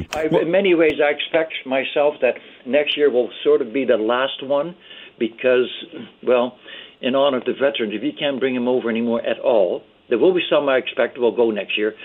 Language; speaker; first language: English; early bilingual, other home language; Dutch